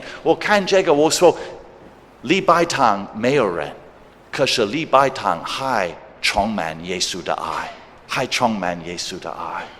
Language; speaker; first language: Chinese; non-native, fluent; English